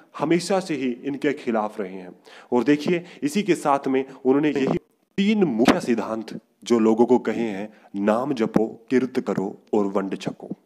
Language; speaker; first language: Hindi; non-native, local second language; Punjabi